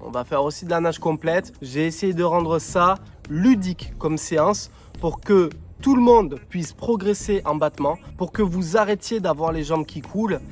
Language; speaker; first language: French; native; French